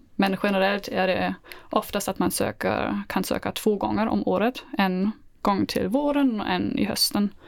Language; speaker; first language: Swedish; non-native, fluent; German